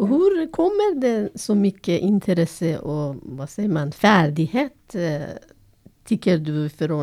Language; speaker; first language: Swedish; non-native, learner; Persian